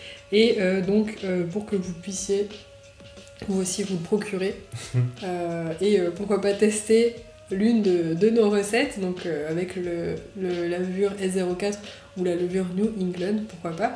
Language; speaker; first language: French; native; French